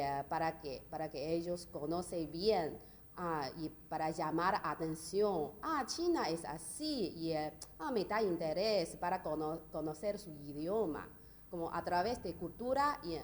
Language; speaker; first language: Spanish; non-native, learner; Chinese